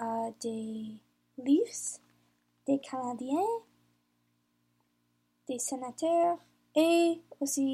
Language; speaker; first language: French; non-native, learner; English